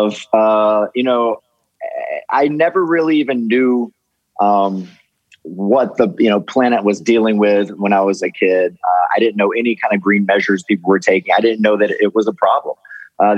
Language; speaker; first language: English; native; English